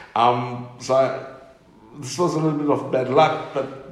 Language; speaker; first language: English; non-native, fluent; German